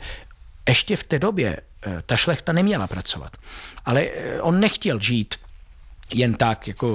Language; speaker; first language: Czech; non-native, fluent; Italian